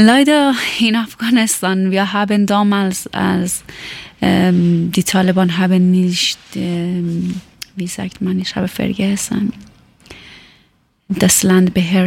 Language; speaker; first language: German; non-native, learner; Persian